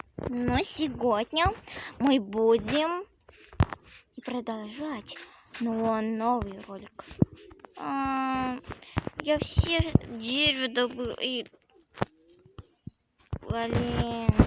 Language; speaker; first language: Russian; non-native, local second language; Kazakh